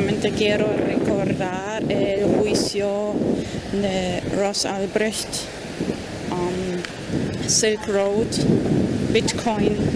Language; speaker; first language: Spanish; non-native, fluent; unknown